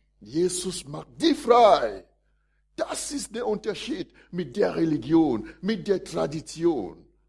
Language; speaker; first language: German; non-native, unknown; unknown